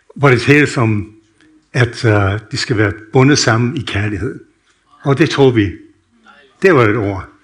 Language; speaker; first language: Danish; non-native, fluent; English